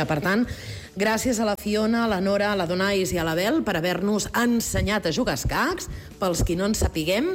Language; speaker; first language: Catalan; native; Catalan